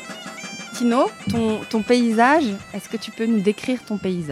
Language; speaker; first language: French; native; French